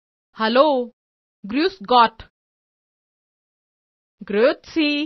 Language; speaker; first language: German; non-native, fluent; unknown